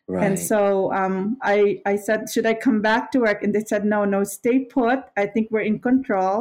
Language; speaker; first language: English; non-native, local second language; Filipino